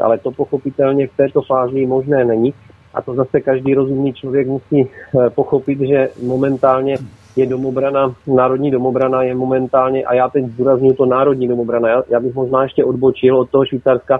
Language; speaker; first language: Czech; native; Czech